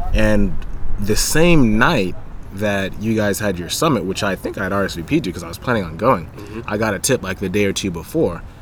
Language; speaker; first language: English; native; English